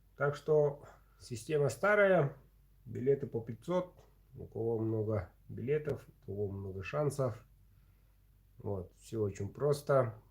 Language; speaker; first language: Russian; non-native, local second language; Yakut